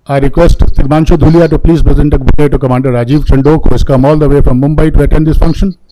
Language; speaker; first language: English; non-native, local second language; Hindi